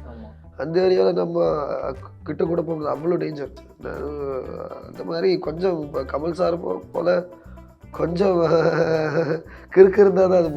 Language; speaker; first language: Tamil; non-native, learner; Malayalam